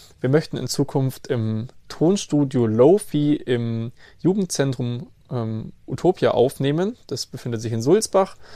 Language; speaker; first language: German; native; German